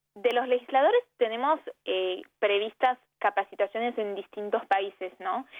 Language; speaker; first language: Spanish; early bilingual, heritage; Spanish